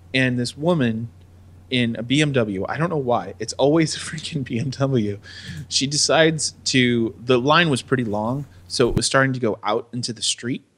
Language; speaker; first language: English; native; English